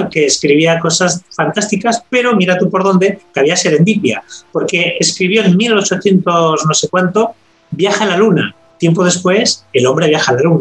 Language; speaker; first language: Spanish; native; Spanish